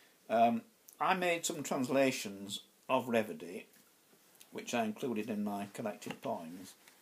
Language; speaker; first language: English; native; English